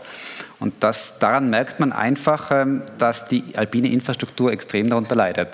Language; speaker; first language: German; native; German